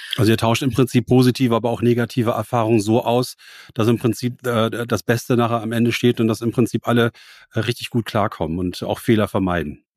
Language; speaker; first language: German; native; German